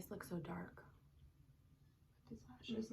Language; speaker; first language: English; native; English